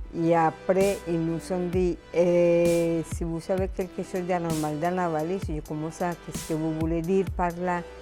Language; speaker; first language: French; non-native, fluent; Spanish